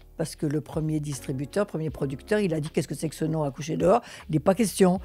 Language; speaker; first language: French; early bilingual, other home language; Russian